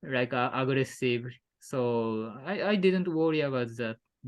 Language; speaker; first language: English; non-native, learner; Japanese